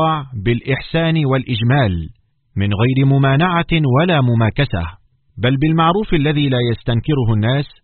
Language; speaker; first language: Arabic; native; Arabic